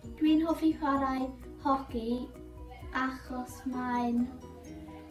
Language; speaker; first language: Welsh; non-native, learner; English